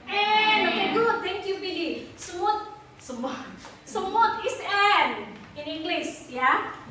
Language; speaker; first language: English; non-native, local second language; Indonesian